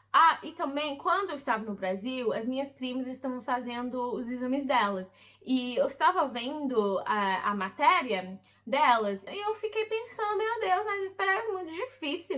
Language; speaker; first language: Portuguese; early bilingual, heritage; English